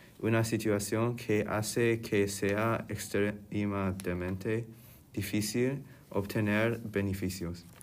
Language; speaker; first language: Spanish; non-native, learner; English